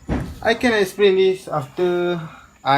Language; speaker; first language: English; non-native, local second language; Malay